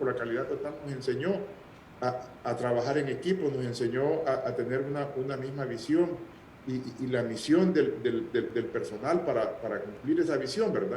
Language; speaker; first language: Spanish; native; Spanish